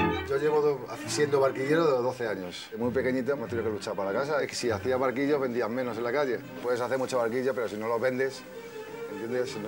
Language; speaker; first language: Spanish; native; Spanish